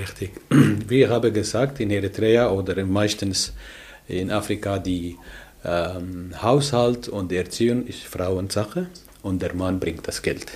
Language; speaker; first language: German; non-native, learner; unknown